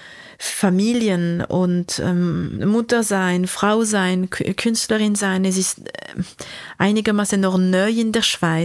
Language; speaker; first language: German; non-native, local second language; French